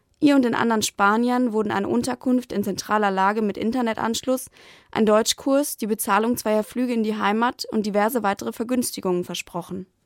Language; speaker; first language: German; native; German